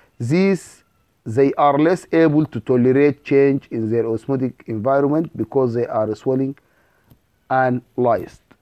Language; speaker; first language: English; non-native, fluent; Arabic